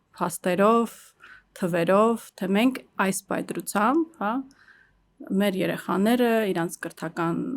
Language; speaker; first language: Armenian; early bilingual, heritage; Armenian